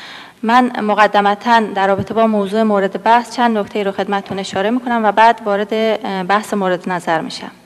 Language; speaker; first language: Persian; native; Persian